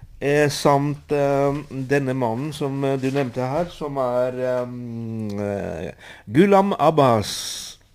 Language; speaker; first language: Norwegian; non-native, fluent; Spanish